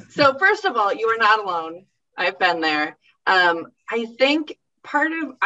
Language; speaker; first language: English; native; English